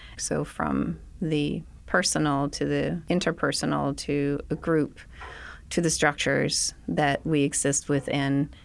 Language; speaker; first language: English; non-native, fluent; Danish